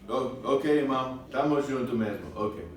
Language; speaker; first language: Portuguese; non-native, fluent; English